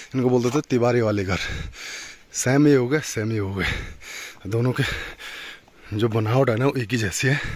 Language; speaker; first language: Hindi; native; Hindi